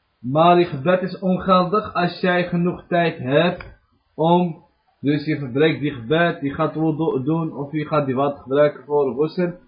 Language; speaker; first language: Dutch; early bilingual, other home language; Arabic